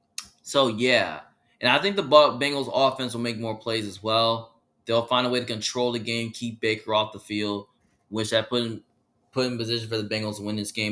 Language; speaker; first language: English; native; English